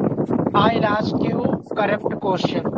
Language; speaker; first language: English; non-native, learner; Hindi